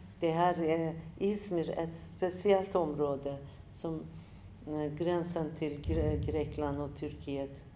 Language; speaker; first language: Swedish; non-native, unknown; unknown